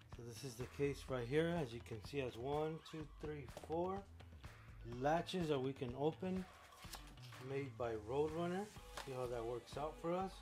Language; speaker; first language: English; early bilingual, other home language; Spanish